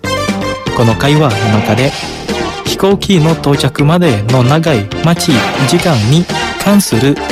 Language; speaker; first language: Japanese; non-native, fluent; Indonesian